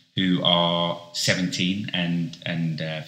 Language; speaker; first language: English; native; English